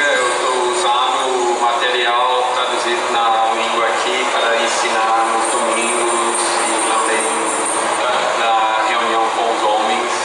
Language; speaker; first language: Portuguese; non-native, fluent; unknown